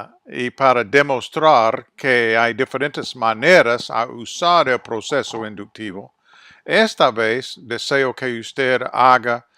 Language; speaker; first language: Spanish; non-native, fluent; English